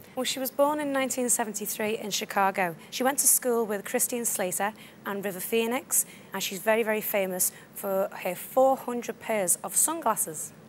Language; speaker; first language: English; native; English